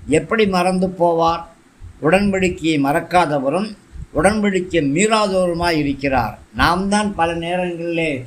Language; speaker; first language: Tamil; native; Tamil